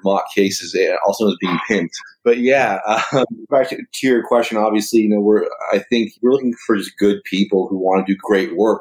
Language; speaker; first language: English; native; English